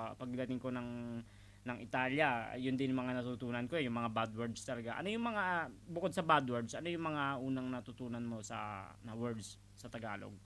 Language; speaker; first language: Filipino; non-native, local second language; Iloko